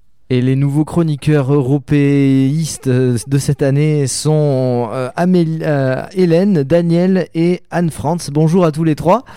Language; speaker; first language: French; native; French